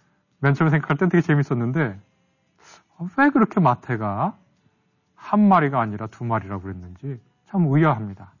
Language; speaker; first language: Korean; native; Korean